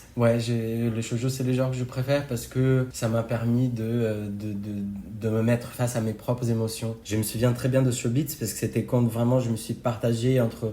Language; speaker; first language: French; non-native, fluent; Portuguese